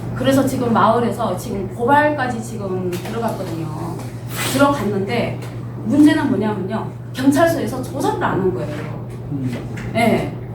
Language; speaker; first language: Korean; early bilingual, heritage; Korean